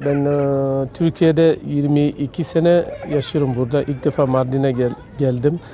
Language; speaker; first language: Turkish; non-native, fluent; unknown